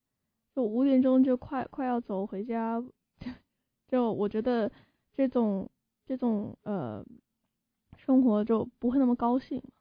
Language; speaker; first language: Chinese; early bilingual, heritage; Chinese